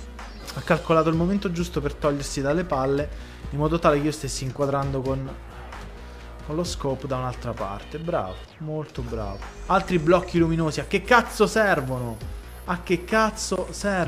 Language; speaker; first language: Italian; native; Italian